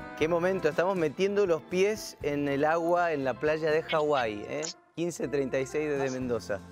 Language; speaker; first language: Spanish; native; Spanish